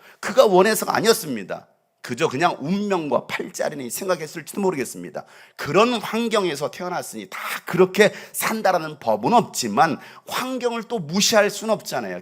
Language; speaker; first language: Korean; native; Korean